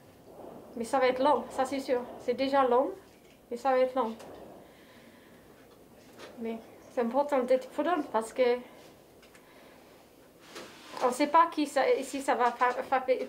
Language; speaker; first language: French; non-native, fluent; English